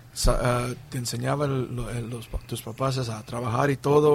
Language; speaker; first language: Spanish; early bilingual, heritage; Spanish